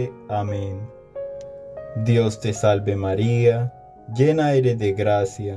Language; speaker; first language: Spanish; native; Spanish